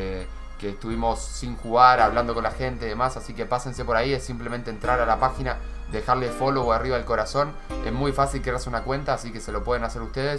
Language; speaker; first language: Spanish; native; Spanish